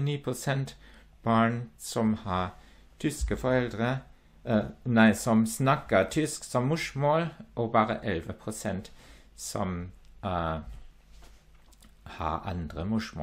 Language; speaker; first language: Norwegian; non-native, fluent; German